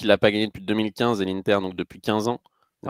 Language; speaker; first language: French; native; French